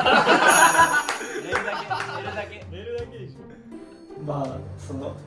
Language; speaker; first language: Japanese; native; Japanese